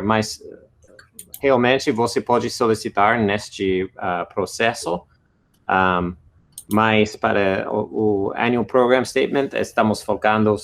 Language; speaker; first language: Portuguese; non-native, fluent; English